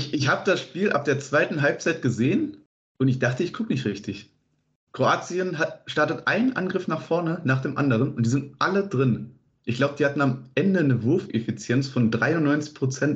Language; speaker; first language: German; native; German